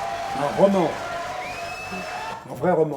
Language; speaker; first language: French; native; French